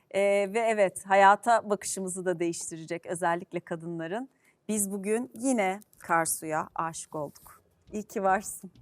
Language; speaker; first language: Turkish; native; Turkish